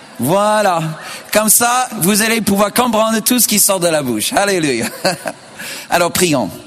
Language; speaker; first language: French; non-native, fluent; English